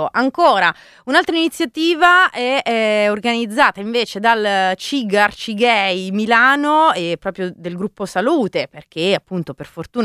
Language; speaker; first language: Italian; native; Italian